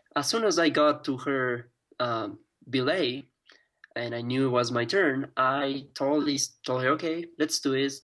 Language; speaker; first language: English; non-native, fluent; Spanish